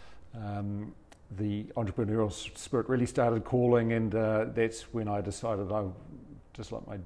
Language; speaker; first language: English; native; English